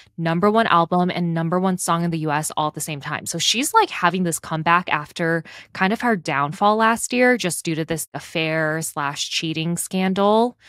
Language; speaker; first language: English; native; English